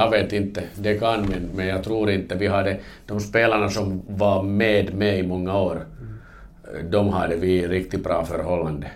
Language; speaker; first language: Swedish; non-native, learner; Finnish